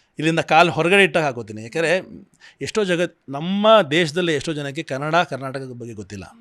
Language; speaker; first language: Kannada; native; Kannada